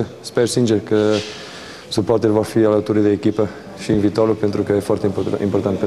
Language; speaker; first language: Romanian; non-native, fluent; Portuguese